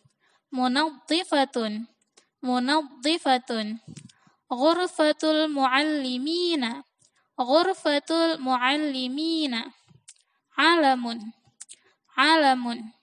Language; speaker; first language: Arabic; non-native, fluent; Indonesian